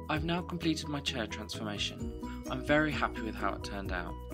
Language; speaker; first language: English; native; English